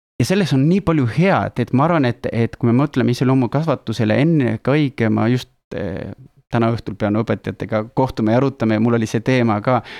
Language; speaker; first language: Estonian; non-native, fluent; Spanish